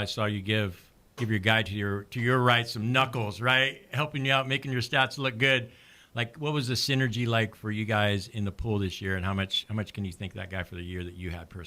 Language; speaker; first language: English; native; English